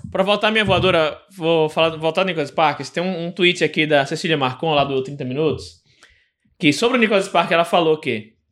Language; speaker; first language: Portuguese; native; Portuguese